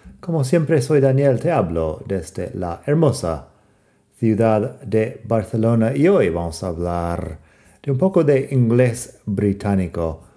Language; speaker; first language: Spanish; non-native, fluent; English